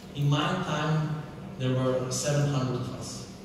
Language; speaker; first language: English; non-native, fluent; Slovenian